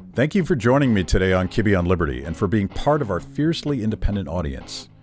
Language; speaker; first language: English; native; English